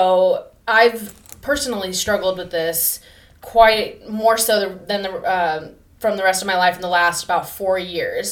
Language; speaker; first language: English; native; English